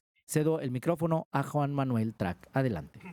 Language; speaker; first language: Spanish; native; Spanish